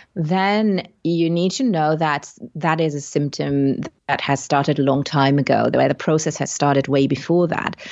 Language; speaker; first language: English; non-native, fluent; Luxembourgish